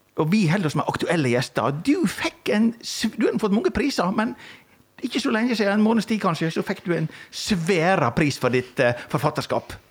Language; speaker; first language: Norwegian; native; Norwegian